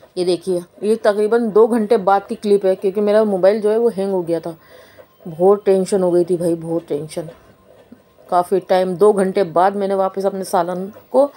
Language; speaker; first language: Hindi; native; Hindi